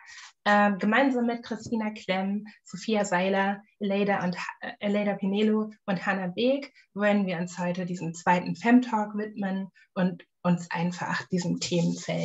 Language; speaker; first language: German; native; German